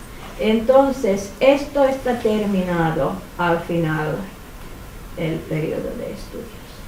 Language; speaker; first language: Spanish; non-native, fluent; Finnish